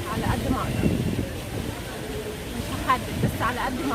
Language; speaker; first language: Arabic; native; Arabic